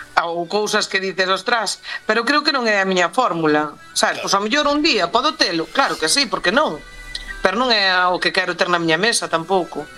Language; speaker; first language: Galician; native; Galician